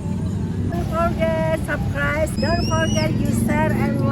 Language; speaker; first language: English; non-native, learner; Indonesian